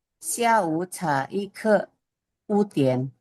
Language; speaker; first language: Chinese; non-native, learner; Indonesian